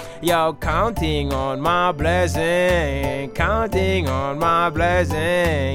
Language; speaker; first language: English; non-native, local second language; Wolof